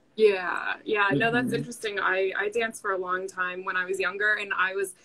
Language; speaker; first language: English; native; English